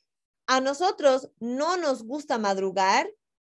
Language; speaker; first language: Spanish; non-native, fluent; English